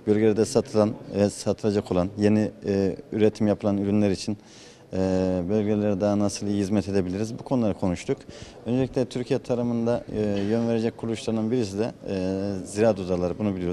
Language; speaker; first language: Turkish; native; Turkish